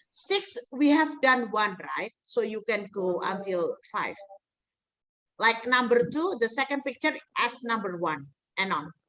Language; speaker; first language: English; non-native, fluent; Indonesian